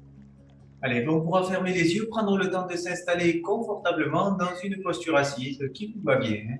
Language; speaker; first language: French; native; French